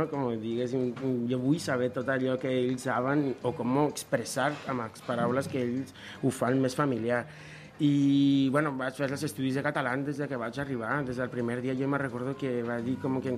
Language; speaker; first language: Catalan; non-native, fluent; Spanish